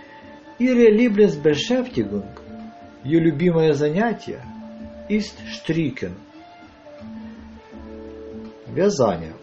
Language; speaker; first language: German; non-native, learner; Russian